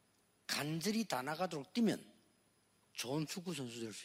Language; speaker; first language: Korean; native; Korean